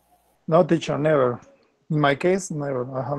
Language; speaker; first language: English; non-native, learner; Spanish